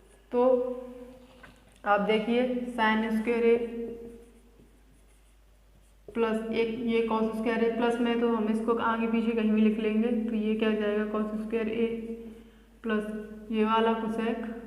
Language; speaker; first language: Hindi; native; Hindi